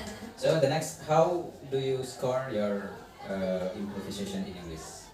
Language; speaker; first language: English; non-native, learner; Indonesian